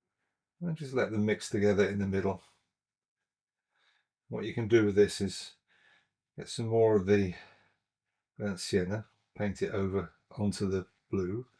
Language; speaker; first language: English; native; English